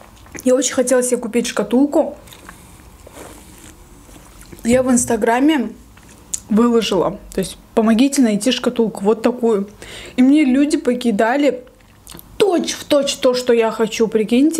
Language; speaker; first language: Russian; native; Russian